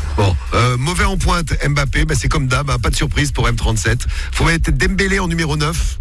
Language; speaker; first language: French; native; French